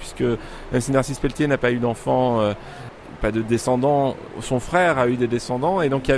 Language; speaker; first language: French; native; French